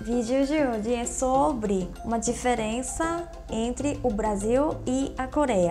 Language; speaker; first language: Portuguese; non-native, fluent; Korean